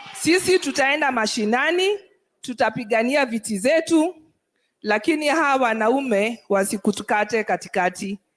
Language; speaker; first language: Swahili; non-native, local second language; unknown